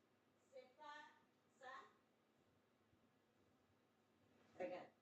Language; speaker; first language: French; non-native, fluent; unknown